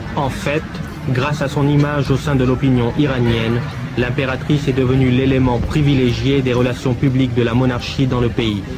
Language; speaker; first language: French; native; French